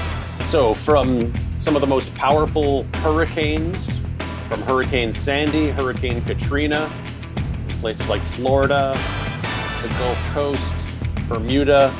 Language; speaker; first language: English; native; English